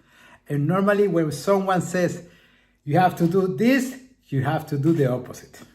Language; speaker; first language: English; non-native, fluent; Spanish